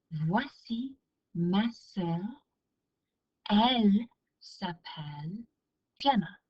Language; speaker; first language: French; non-native, fluent; English